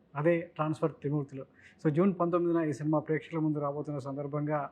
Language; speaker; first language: Telugu; native; Telugu